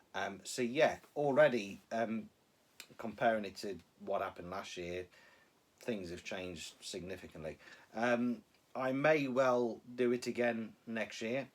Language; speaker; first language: English; native; English